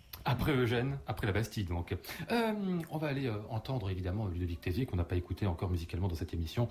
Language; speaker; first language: French; native; French